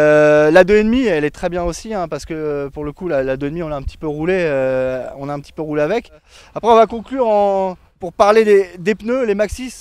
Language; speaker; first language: French; native; French